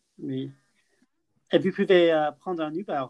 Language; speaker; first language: French; non-native, fluent; English